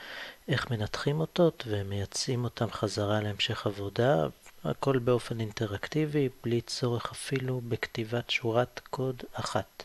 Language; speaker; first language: Hebrew; native; Hebrew